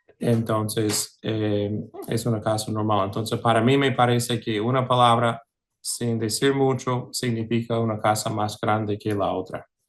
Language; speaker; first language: Spanish; non-native, fluent; English